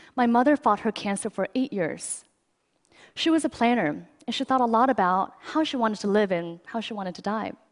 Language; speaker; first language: English; early bilingual, other home language; Chinese